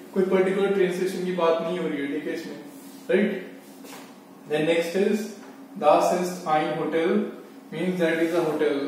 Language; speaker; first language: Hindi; native; Hindi